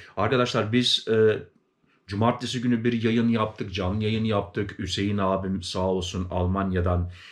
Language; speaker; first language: Turkish; native; Turkish